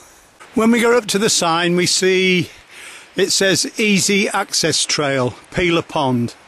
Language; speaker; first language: English; native; English